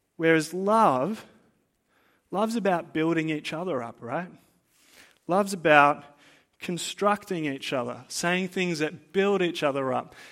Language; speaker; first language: English; native; English